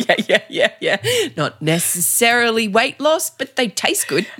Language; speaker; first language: English; native; English